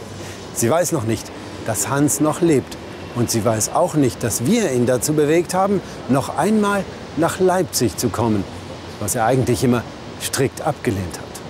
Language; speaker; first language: German; native; German